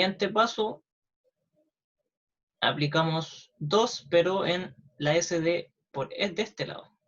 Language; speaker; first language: Spanish; native; Spanish